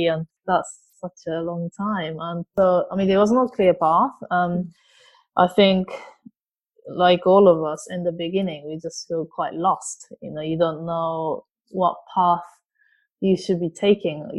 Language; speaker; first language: English; non-native, fluent; Japanese